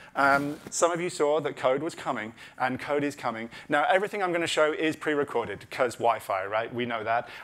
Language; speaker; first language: English; native; English